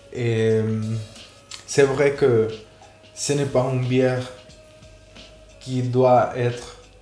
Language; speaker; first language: French; non-native, fluent; Spanish